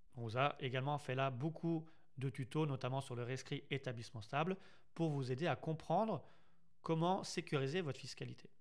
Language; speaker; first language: French; native; French